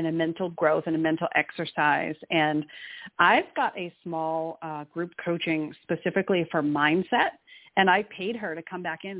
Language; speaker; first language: English; native; English